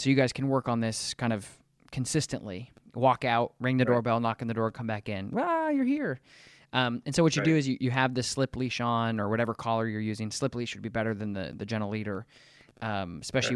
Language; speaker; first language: English; native; English